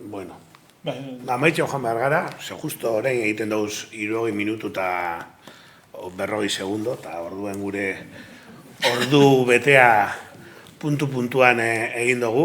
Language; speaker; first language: Basque; native; Basque